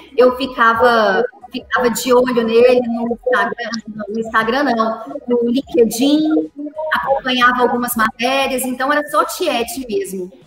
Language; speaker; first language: Portuguese; native; Portuguese